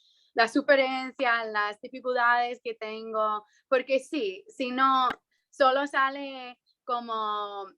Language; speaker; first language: Spanish; non-native, fluent; English